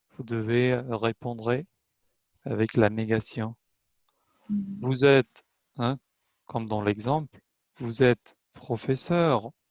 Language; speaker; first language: French; non-native, fluent; Albanian